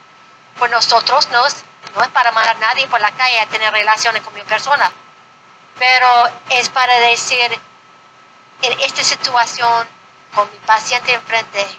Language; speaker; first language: Spanish; non-native, fluent; English